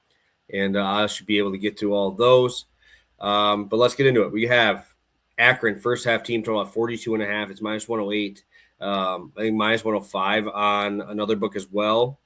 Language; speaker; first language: English; native; English